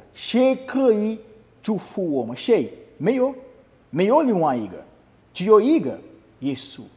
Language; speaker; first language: Chinese; non-native, fluent; Portuguese